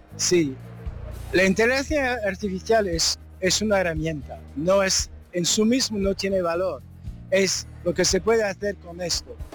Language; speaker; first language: Spanish; early bilingual, heritage; French